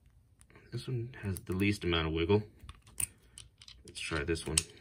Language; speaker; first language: English; native; English